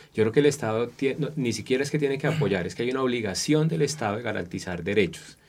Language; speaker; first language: Spanish; native; Spanish